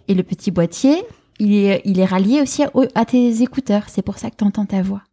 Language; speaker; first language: French; native; French